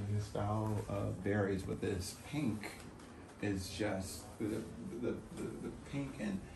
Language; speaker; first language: English; native; English